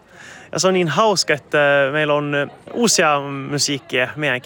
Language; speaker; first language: Finnish; non-native, learner; Swedish